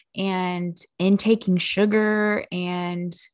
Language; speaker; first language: English; native; English